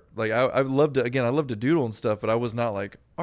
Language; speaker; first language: English; native; English